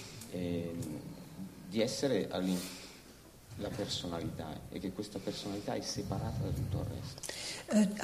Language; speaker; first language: Italian; native; Italian